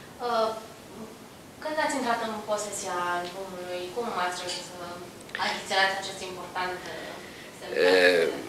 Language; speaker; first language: Romanian; native; Romanian